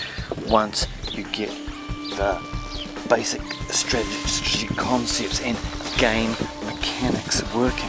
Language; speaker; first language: English; native; English